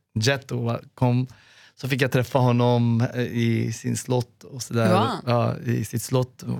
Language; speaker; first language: Swedish; non-native, fluent; Arabic